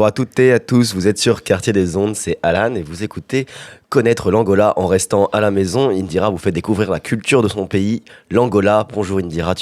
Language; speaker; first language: French; native; French